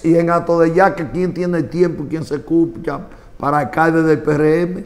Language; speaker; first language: Spanish; native; Spanish